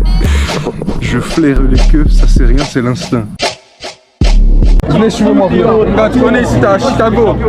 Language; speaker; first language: French; native; French